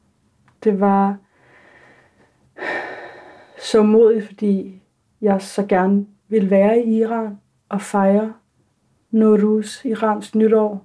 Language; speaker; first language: Danish; early bilingual, other home language; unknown